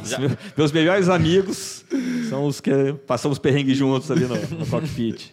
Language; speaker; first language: Portuguese; native; Portuguese